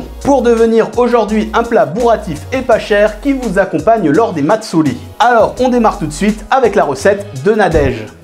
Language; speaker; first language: French; native; French